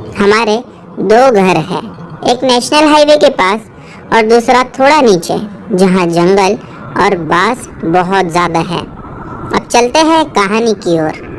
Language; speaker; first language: Hindi; native; Hindi